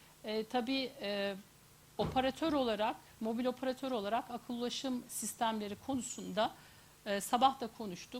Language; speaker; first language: Turkish; native; Turkish